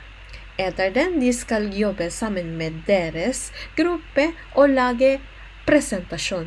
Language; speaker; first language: Norwegian; non-native, learner; Filipino